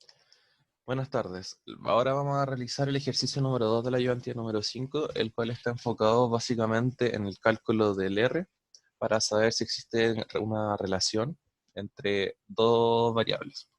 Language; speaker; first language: Spanish; native; Spanish